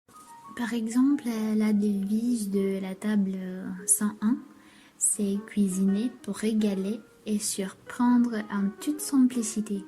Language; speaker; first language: French; non-native, learner; Romanian